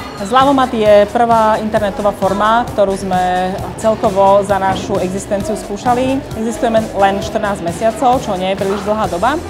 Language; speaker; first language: Slovak; native; Slovak